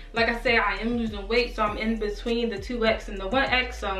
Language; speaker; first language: English; native; English